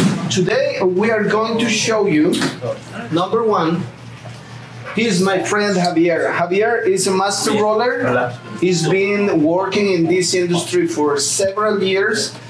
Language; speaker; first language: English; non-native, fluent; Spanish